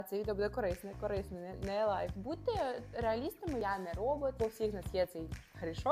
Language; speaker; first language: Ukrainian; native; Ukrainian